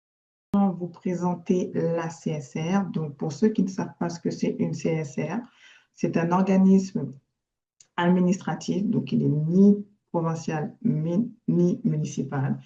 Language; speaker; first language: French; native; French